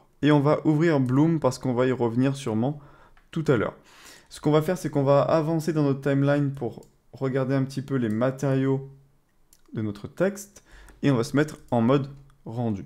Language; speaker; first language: French; native; French